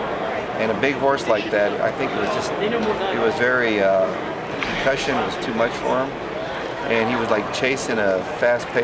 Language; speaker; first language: English; native; English